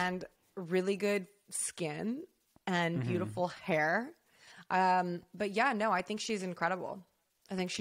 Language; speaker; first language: English; native; English